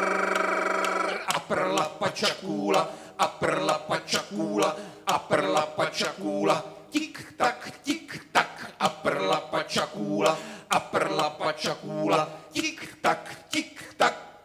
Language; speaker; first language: Czech; native; Czech